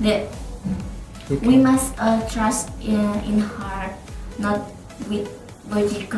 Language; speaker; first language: English; non-native, learner; Indonesian